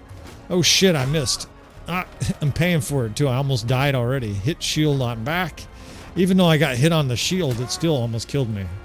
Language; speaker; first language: English; native; English